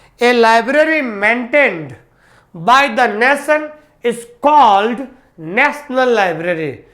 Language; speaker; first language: Hindi; native; Hindi